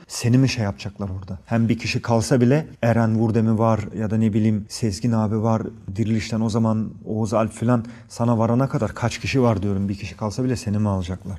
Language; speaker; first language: Turkish; early bilingual, heritage; Turkish